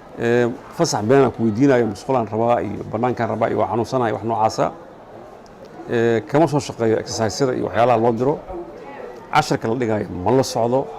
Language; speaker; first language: Somali; native; Somali